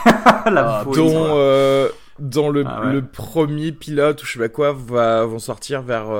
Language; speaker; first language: French; native; French